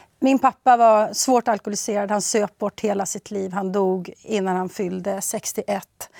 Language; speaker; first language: Swedish; native; Swedish